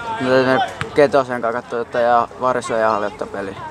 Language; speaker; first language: Finnish; native; Finnish